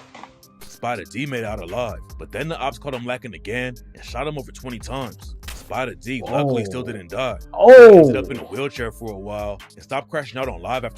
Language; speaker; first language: English; native; English